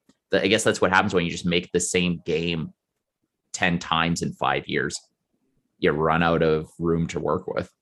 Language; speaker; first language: English; native; English